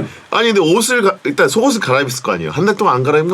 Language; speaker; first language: Korean; native; Korean